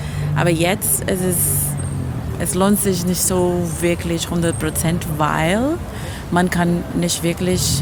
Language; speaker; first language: German; non-native, fluent; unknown